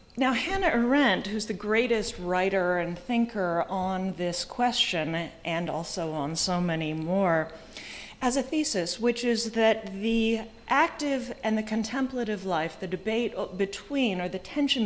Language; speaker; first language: English; native; English